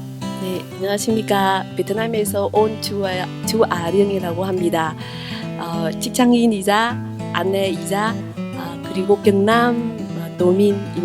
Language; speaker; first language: Korean; non-native, learner; Vietnamese